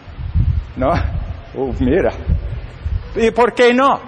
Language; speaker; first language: Spanish; non-native, learner; English